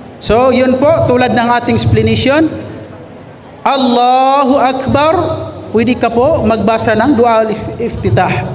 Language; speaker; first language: Filipino; non-native, local second language; Maguindanaon